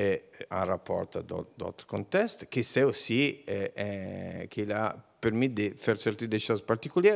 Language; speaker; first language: French; non-native, learner; Italian